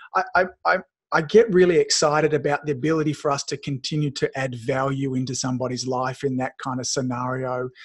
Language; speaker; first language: English; native; English